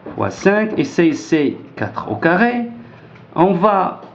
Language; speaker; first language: French; non-native, local second language; Arabic